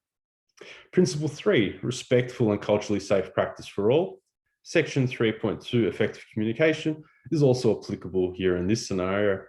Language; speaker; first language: English; native; English